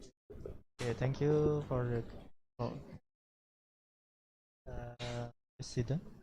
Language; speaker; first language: English; non-native, learner; Indonesian